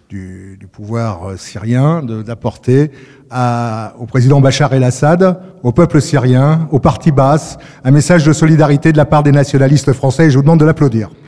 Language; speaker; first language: French; native; French